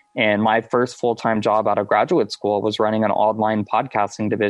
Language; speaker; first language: English; native; English